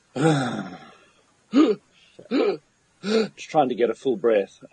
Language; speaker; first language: English; native; English